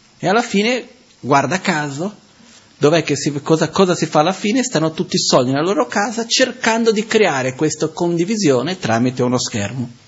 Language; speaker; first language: Italian; non-native, fluent; Portuguese